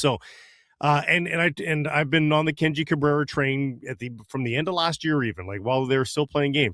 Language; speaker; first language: English; native; English